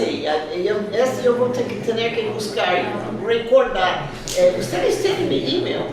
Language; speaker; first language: Spanish; non-native, fluent; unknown